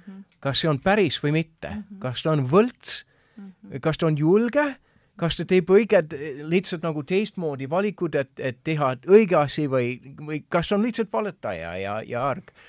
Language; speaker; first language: Estonian; non-native, fluent; English